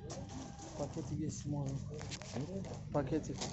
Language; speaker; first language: Russian; non-native, fluent; Tajik